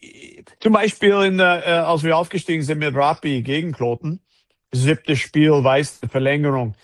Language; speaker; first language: German; non-native, fluent; English